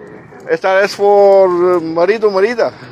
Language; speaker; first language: Spanish; non-native, learner; Bulgarian